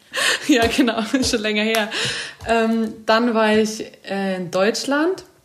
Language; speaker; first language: German; native; German